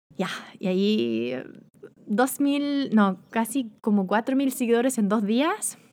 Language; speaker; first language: Spanish; non-native, fluent; German